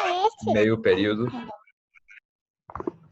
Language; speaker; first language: Portuguese; non-native, fluent; English